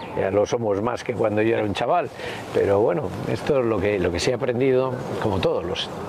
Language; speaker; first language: Spanish; native; Spanish